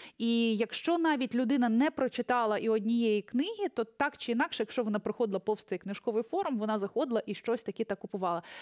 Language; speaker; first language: Ukrainian; early bilingual, other home language; Russian